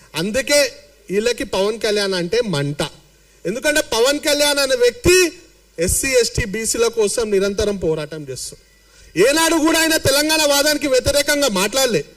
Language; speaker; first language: Telugu; native; Telugu